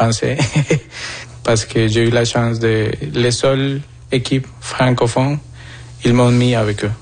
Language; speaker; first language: French; non-native, fluent; Spanish